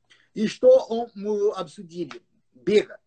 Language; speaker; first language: Russian; non-native, learner; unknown